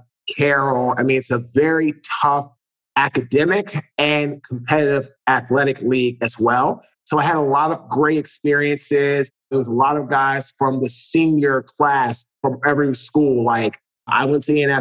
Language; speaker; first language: English; native; English